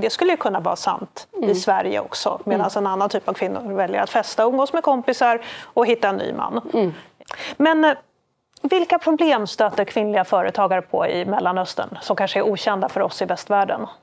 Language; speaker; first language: Swedish; native; Swedish